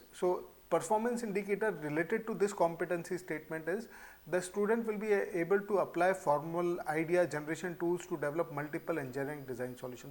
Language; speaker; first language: English; non-native, local second language; Hindi